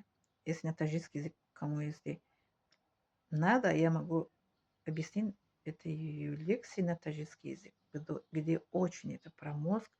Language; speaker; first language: Russian; non-native, learner; Tajik